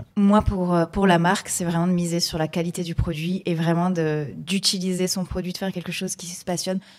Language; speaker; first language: French; native; French